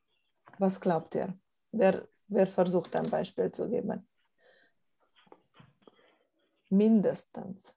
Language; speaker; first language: German; non-native, fluent; Romanian